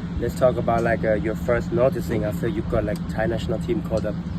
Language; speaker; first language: English; non-native, learner; Thai